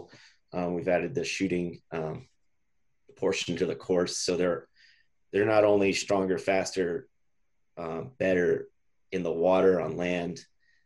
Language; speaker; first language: English; native; English